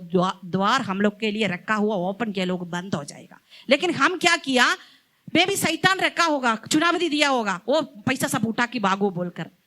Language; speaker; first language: Hindi; non-native, local second language; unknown